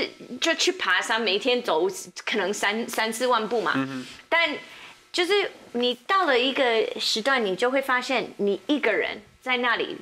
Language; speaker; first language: Chinese; non-native, fluent; Thai